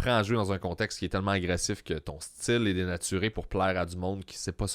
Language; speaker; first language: French; native; French